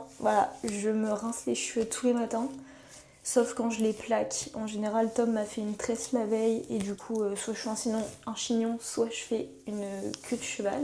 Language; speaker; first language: French; native; French